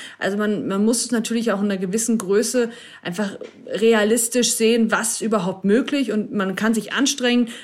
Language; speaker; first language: German; native; German